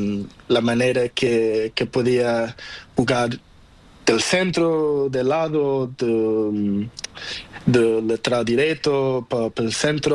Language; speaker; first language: Spanish; non-native, learner; Portuguese